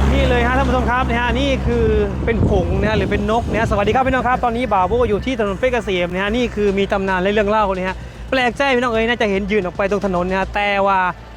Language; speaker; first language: Thai; native; Thai